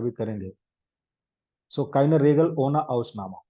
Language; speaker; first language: German; non-native, fluent; Hindi